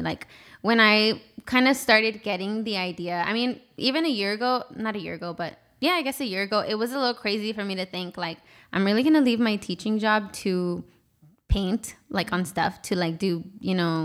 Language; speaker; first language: English; early bilingual, other home language; Spanish